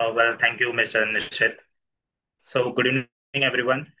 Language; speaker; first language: English; non-native, local second language; Marathi